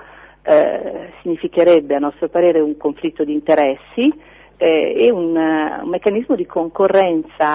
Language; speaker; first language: Italian; native; Italian